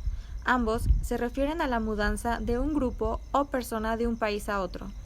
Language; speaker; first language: Spanish; native; Spanish